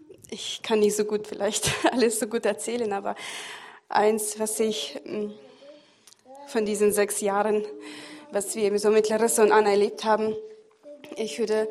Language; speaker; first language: German; non-native, fluent; Russian